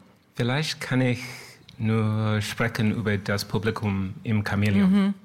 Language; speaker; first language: German; non-native, learner; English